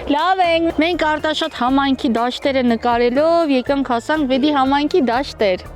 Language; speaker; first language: Armenian; native; Armenian